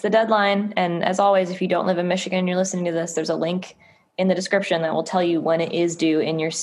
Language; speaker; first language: English; native; English